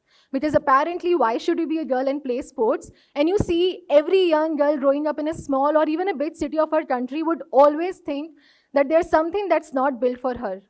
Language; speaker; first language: English; non-native, local second language; Hindi